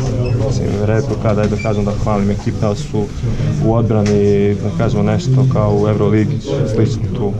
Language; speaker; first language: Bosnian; early bilingual, heritage; Croatian